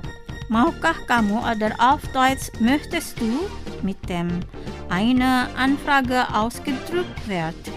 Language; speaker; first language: German; non-native, fluent; Indonesian